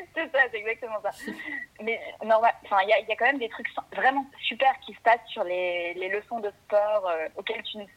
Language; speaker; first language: French; native; French